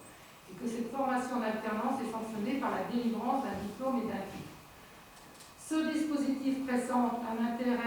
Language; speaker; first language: French; native; French